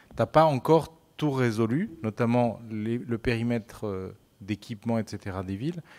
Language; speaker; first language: French; non-native, fluent; Spanish